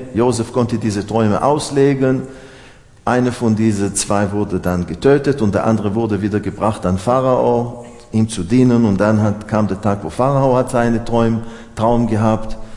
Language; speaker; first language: German; non-native, fluent; Hebrew